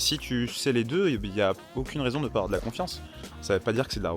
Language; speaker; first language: French; native; French